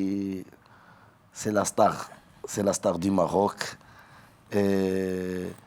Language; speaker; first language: French; non-native, learner; Arabic